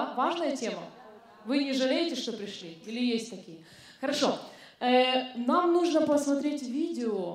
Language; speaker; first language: Russian; native; Russian